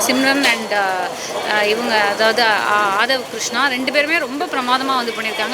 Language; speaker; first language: Tamil; native; Tamil